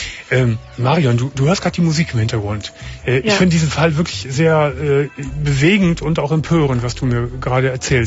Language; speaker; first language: German; native; German